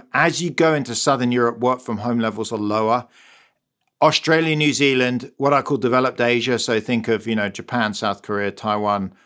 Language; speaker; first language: English; native; English